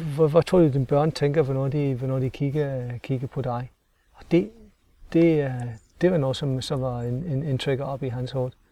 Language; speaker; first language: Danish; non-native, fluent; English